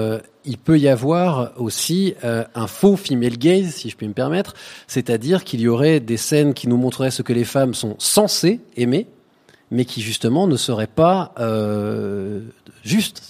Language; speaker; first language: French; native; French